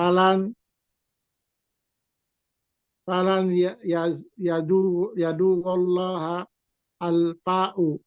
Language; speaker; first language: Arabic; non-native, learner; Indonesian